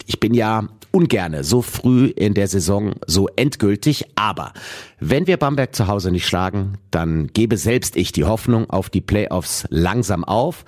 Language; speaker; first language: German; native; German